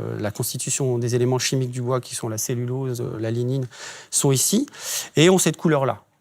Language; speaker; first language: French; native; French